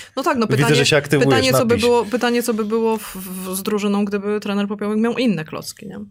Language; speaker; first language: Polish; native; Polish